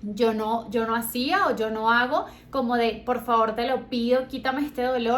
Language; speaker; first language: Spanish; native; Spanish